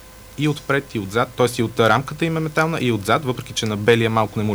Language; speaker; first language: Bulgarian; native; Bulgarian